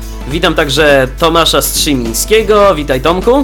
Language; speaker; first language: Polish; native; Polish